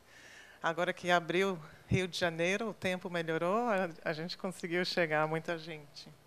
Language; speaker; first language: Portuguese; non-native, fluent; English